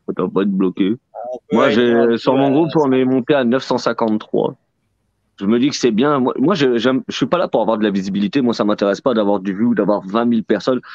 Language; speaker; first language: French; native; French